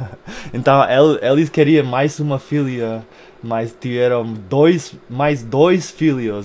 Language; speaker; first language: Portuguese; non-native, fluent; English